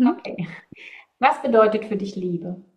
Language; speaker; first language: German; native; German